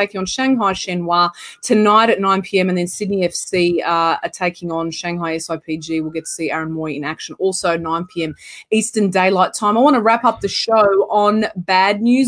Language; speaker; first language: English; native; English